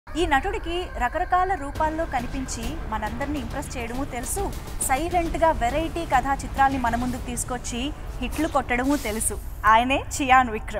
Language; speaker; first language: Telugu; native; Telugu